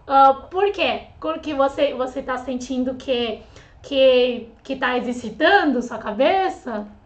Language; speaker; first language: Portuguese; non-native, fluent; Chinese